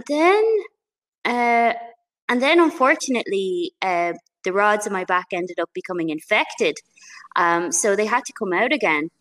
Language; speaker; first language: English; native; English